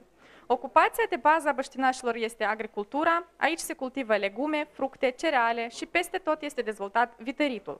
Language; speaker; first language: Romanian; native; Romanian